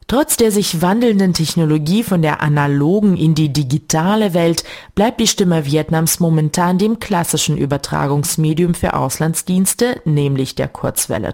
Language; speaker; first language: German; native; German